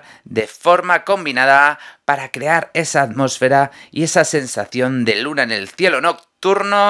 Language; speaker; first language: Spanish; native; Spanish